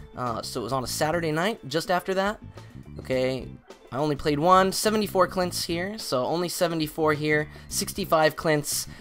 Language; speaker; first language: English; native; English